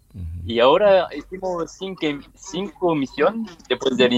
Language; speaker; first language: Spanish; non-native, learner; French